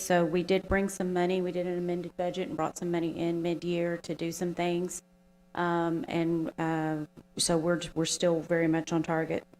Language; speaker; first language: English; native; English